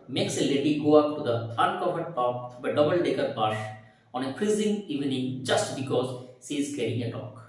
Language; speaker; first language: English; non-native, local second language; Bangla